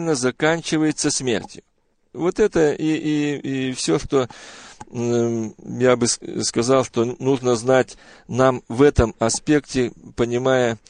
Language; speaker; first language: Russian; native; Russian